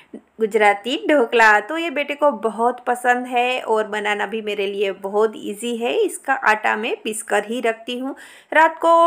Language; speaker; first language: Hindi; non-native, local second language; Gujarati